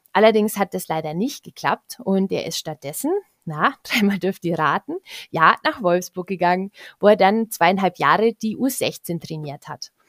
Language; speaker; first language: German; native; German